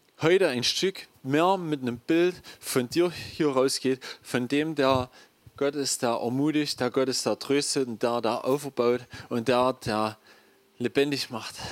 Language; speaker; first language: German; native; German